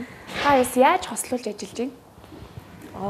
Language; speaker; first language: Mongolian; native; Mongolian